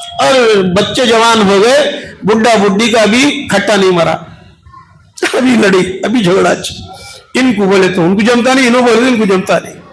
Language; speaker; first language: Urdu; native; Urdu